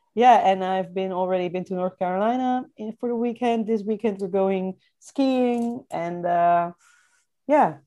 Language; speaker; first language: English; non-native, fluent; Dutch